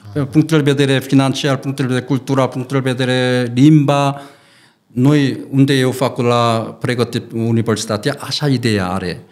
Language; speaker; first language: Romanian; non-native, learner; Korean